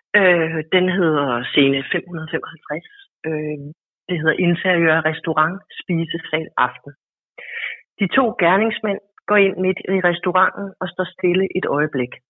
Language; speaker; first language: Danish; native; Danish